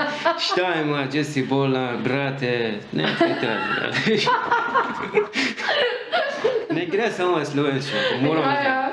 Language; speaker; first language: Slovenian; non-native, learner; Persian